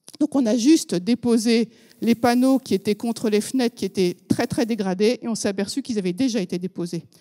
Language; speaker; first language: French; native; French